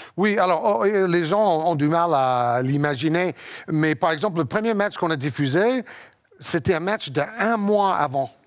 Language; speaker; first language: French; non-native, fluent; English